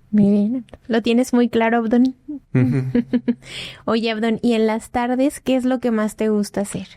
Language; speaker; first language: Spanish; native; Spanish